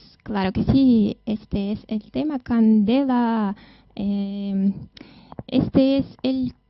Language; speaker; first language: Spanish; non-native, learner; Russian